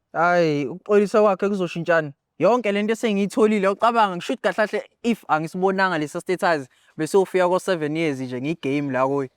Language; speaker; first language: Zulu; native; Zulu